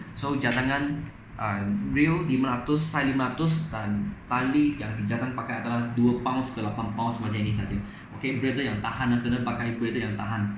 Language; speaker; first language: Malay; non-native, local second language; Chinese